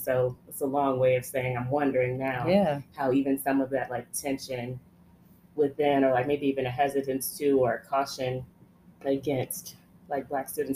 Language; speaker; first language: English; native; English